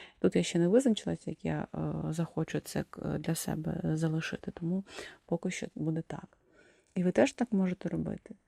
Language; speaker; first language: Ukrainian; non-native, local second language; Russian